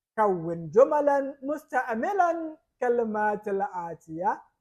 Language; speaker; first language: Arabic; non-native, fluent; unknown